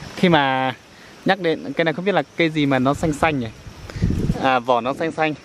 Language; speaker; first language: Vietnamese; non-native, local second language; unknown